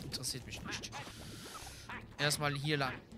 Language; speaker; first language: German; native; German